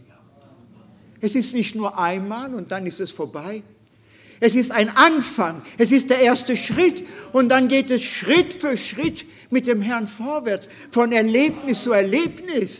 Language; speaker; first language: German; non-native, fluent; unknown